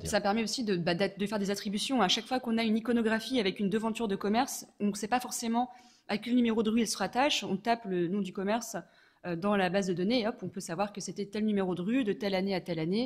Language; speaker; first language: French; native; French